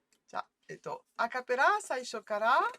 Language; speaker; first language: Japanese; non-native, fluent; French